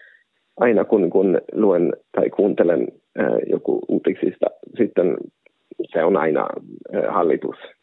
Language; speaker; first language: Finnish; non-native, local second language; Swedish